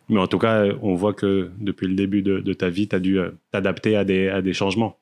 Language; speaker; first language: French; native; French